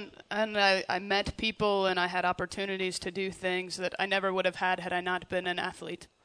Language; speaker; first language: English; native; English